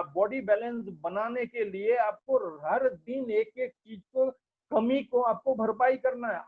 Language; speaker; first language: Hindi; non-native, local second language; Bangla